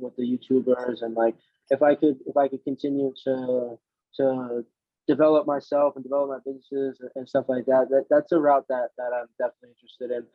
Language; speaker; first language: English; native; English